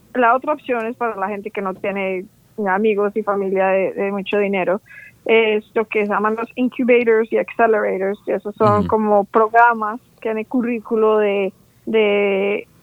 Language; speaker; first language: Spanish; native; Spanish